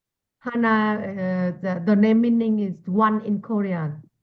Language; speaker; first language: English; non-native, learner; Vietnamese